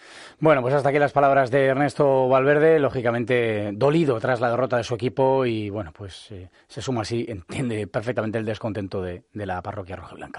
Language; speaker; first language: Spanish; native; Spanish